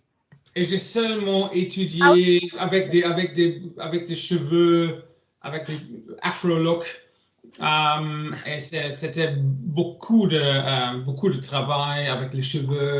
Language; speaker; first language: French; non-native, learner; English